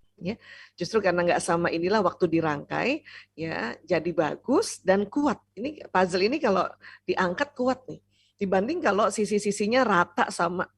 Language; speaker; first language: Indonesian; native; Indonesian